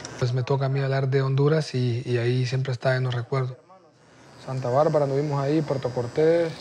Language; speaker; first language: Spanish; native; Spanish